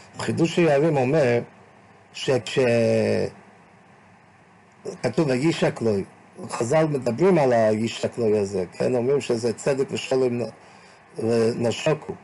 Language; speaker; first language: Hebrew; non-native, fluent; English